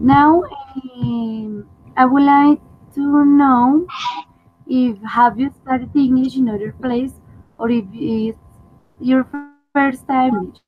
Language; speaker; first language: English; non-native, fluent; Spanish